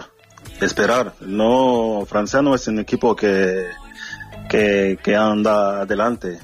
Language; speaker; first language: Spanish; non-native, fluent; French